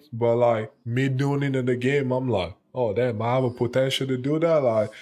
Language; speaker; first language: English; non-native, local second language; French